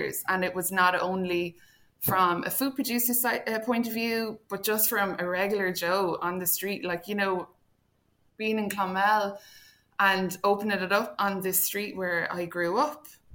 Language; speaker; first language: English; native; English